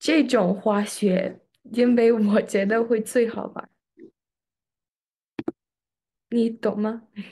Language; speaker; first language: Chinese; early bilingual, heritage; English